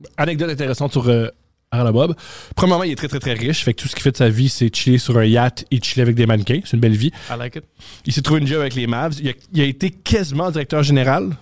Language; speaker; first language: French; native; French